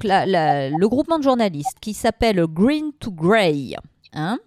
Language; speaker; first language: French; native; French